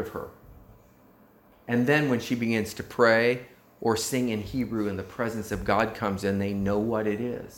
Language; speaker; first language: English; native; English